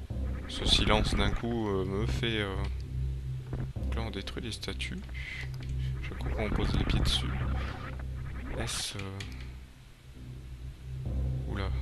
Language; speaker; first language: French; native; French